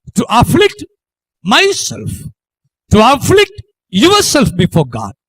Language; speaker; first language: English; non-native, local second language; Tamil